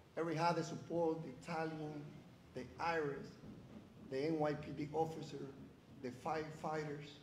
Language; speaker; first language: English; non-native, fluent; Spanish